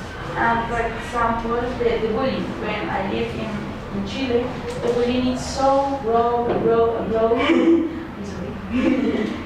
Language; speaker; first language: English; non-native, learner; Spanish